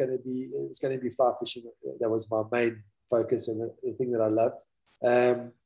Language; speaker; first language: English; native; English